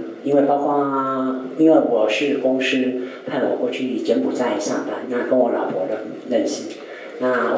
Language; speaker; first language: Chinese; native; Chinese